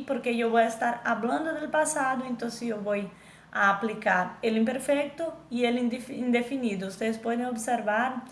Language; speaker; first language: Spanish; non-native, fluent; Portuguese